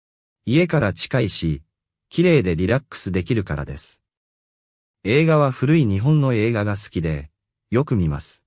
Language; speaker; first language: Japanese; non-native, fluent; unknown